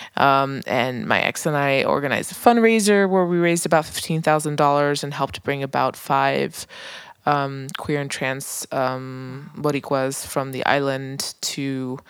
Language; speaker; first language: English; non-native, local second language; Spanish